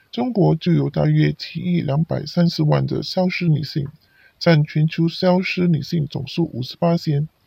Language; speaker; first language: Chinese; non-native, local second language; Cantonese